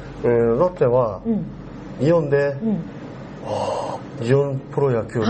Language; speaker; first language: Japanese; non-native, learner; Korean